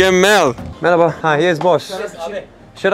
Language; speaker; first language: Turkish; non-native, learner; French